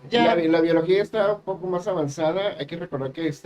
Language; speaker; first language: Spanish; native; Spanish